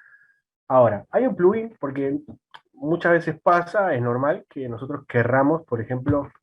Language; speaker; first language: Spanish; native; Spanish